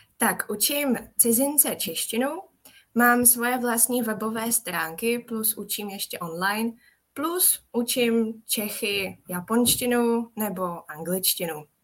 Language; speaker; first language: Czech; native; Czech